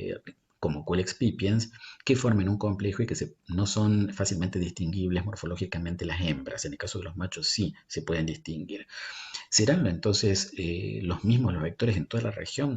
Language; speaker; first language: Spanish; native; Spanish